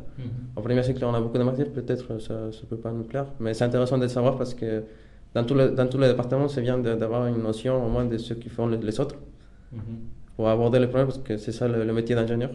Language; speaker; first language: French; non-native, fluent; Spanish